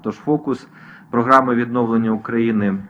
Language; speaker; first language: Ukrainian; native; Ukrainian